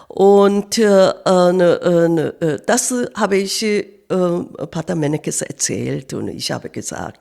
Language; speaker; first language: German; non-native, fluent; Korean